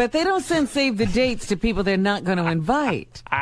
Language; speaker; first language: English; native; English